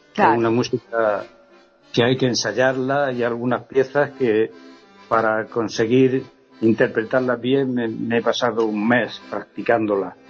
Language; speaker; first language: Spanish; native; Spanish